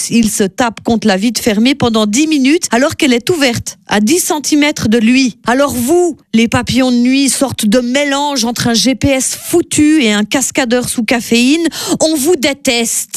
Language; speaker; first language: French; native; French